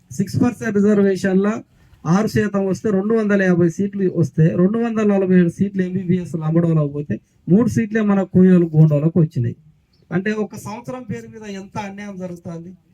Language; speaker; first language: Telugu; non-native, local second language; Koya